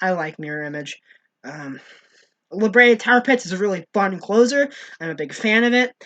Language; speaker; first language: English; native; English